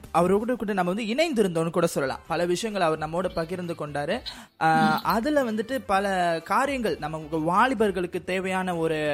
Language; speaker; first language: Tamil; native; Tamil